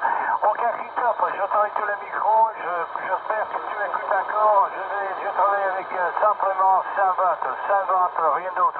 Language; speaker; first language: French; non-native, learner; Italian